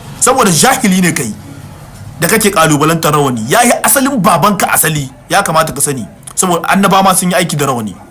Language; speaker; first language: Hausa; non-native, local second language; Tamasheq